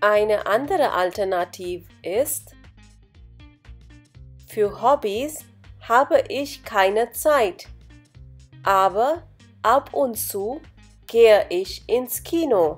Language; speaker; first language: German; non-native, fluent; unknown